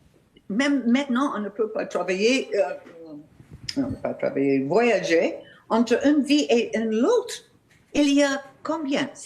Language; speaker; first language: French; non-native, fluent; English